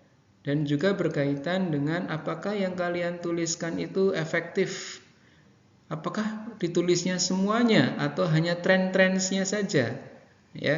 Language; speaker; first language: Indonesian; native; Indonesian